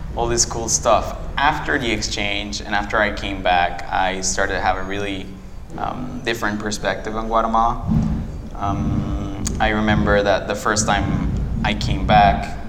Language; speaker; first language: English; non-native, fluent; Spanish